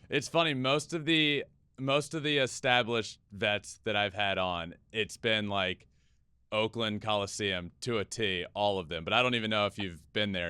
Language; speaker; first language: English; native; English